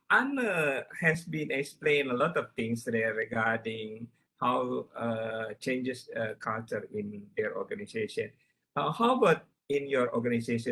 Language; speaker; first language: English; non-native, learner; Indonesian